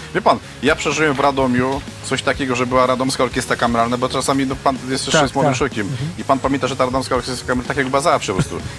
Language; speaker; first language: Polish; native; Polish